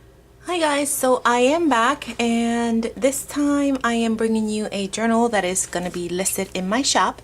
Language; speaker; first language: English; native; English